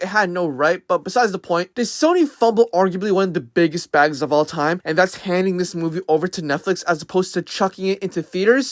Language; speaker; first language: English; native; English